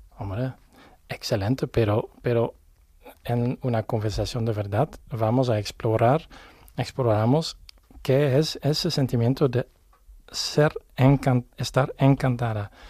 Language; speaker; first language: Spanish; non-native, fluent; Dutch